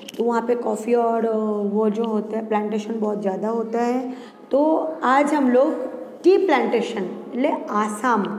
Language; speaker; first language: Hindi; non-native, local second language; Gujarati